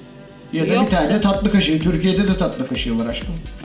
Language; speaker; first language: Turkish; native; Turkish